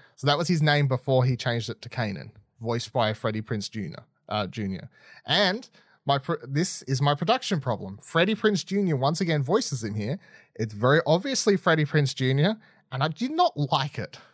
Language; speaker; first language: English; native; English